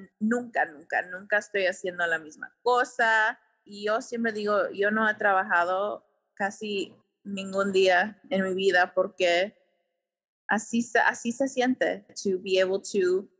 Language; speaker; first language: Spanish; early bilingual, heritage; Spanish